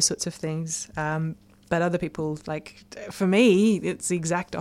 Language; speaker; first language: English; native; English